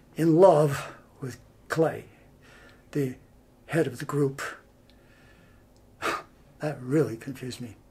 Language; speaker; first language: English; native; English